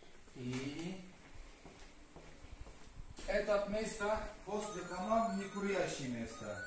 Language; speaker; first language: Russian; non-native, learner; Turkish